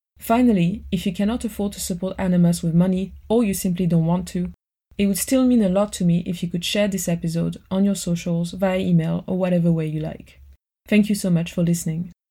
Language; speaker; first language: English; non-native, fluent; French